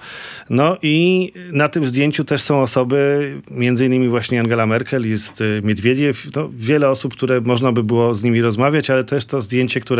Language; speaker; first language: Polish; native; Polish